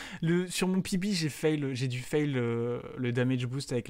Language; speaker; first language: French; native; French